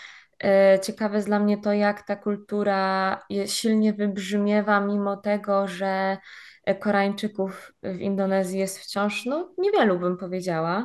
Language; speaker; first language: Polish; native; Polish